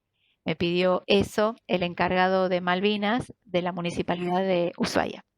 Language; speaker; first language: Spanish; native; Spanish